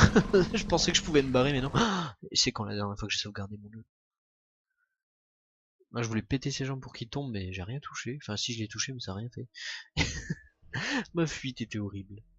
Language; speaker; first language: French; native; French